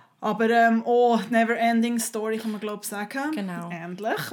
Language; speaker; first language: German; native; German